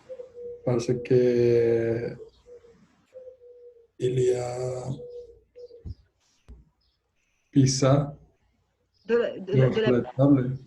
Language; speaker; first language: French; non-native, learner; Spanish